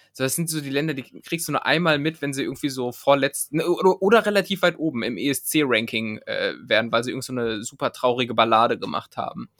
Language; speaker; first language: German; native; German